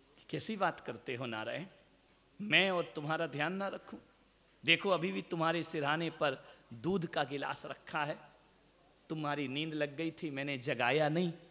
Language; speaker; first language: Hindi; native; Hindi